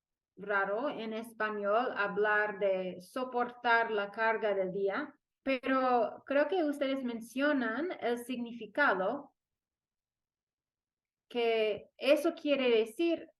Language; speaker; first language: Spanish; non-native, fluent; English